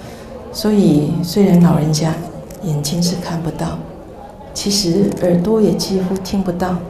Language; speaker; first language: Chinese; native; Chinese